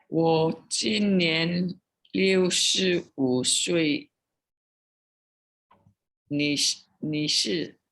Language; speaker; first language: Chinese; non-native, learner; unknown